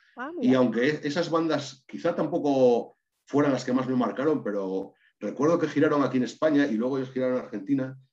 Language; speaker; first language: Spanish; native; Spanish